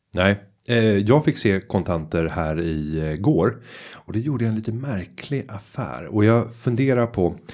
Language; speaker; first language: Swedish; native; Swedish